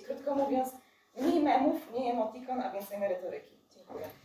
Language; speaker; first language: Polish; native; Polish